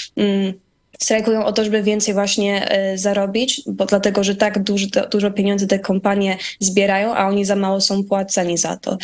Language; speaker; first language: Polish; early bilingual, heritage; Polish